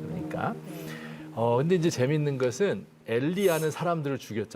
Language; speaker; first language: Korean; native; Korean